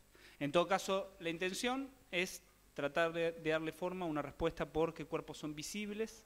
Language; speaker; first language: Spanish; native; Spanish